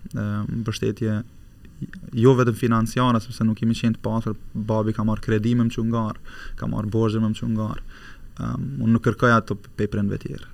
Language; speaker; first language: Albanian; native; Albanian